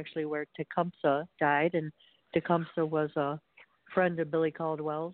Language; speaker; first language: English; native; English